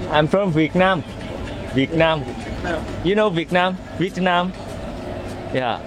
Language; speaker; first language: English; non-native, learner; Vietnamese